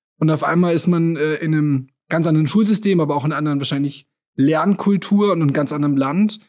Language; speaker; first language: German; native; German